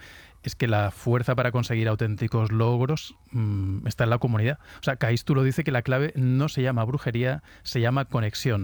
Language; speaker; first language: Spanish; native; Spanish